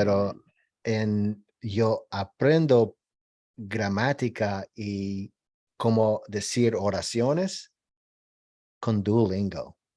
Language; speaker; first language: Spanish; non-native, learner; English